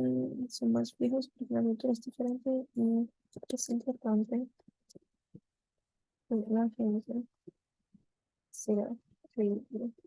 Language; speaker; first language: Spanish; non-native, learner; Korean